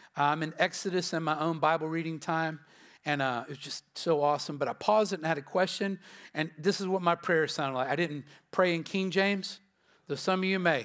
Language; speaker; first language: English; native; English